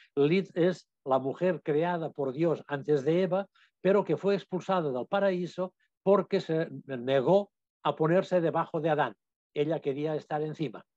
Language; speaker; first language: Spanish; non-native, local second language; Catalan